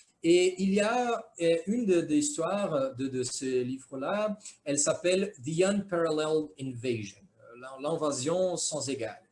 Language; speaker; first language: French; non-native, fluent; Portuguese